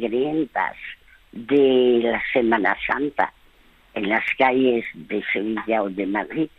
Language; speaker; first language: Spanish; early bilingual, other home language; French